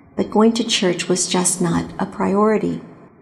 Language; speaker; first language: English; native; English